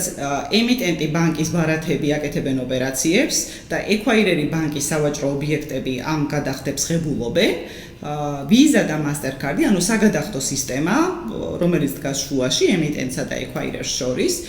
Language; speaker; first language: Georgian; native; Georgian